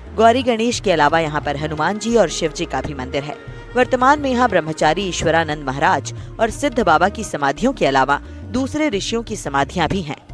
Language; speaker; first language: Hindi; native; Hindi